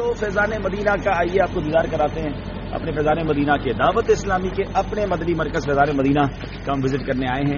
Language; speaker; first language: Urdu; native; Urdu